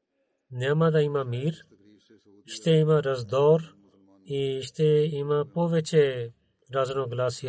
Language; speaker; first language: Bulgarian; non-native, learner; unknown